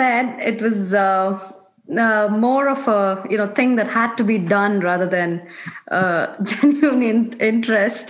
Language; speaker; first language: English; non-native, local second language; Kannada